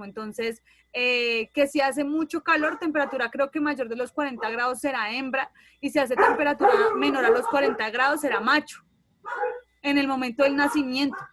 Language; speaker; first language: Spanish; native; Spanish